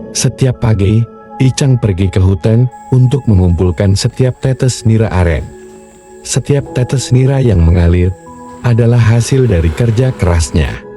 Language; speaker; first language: Indonesian; native; Indonesian